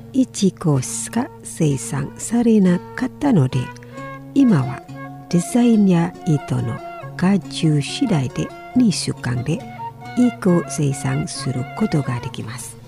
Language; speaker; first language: Japanese; non-native, learner; Indonesian